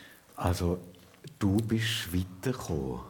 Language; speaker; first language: German; native; German